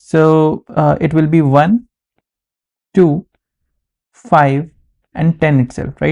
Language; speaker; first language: English; non-native, local second language; Hindi